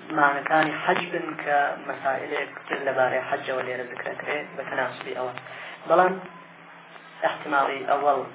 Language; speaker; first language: Central Kurdish; native; Central Kurdish